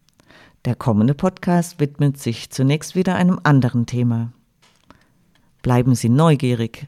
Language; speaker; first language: German; native; German